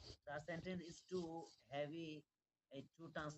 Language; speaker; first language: English; non-native, learner; Bangla